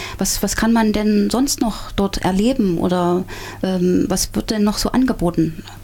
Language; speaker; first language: German; native; German